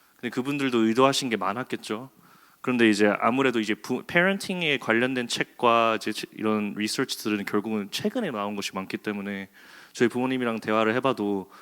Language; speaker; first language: Korean; early bilingual, heritage; Korean